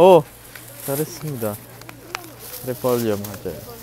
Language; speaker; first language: Korean; non-native, learner; Filipino